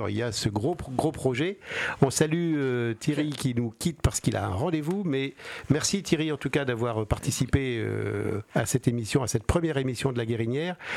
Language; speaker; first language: French; native; French